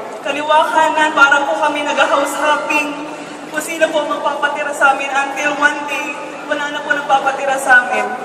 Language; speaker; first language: Filipino; native; Filipino